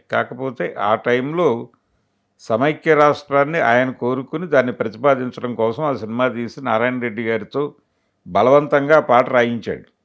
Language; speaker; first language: Telugu; native; Telugu